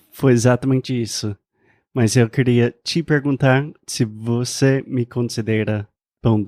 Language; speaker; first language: Portuguese; non-native, fluent; English